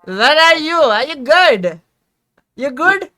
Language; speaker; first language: English; non-native, learner; Malayalam